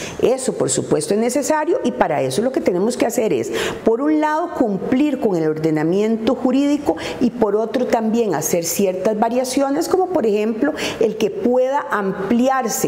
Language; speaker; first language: Spanish; native; Spanish